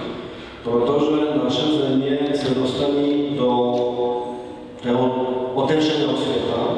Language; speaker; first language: Czech; non-native, fluent; Polish